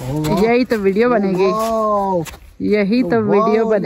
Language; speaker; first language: Urdu; native; Urdu